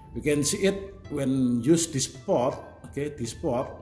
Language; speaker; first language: English; non-native, learner; Indonesian